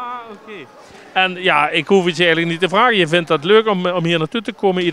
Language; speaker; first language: Dutch; native; Dutch